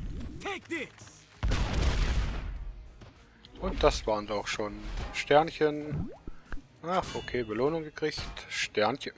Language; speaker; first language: German; native; German